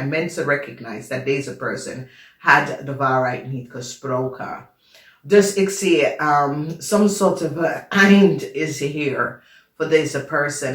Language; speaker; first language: Dutch; non-native, learner; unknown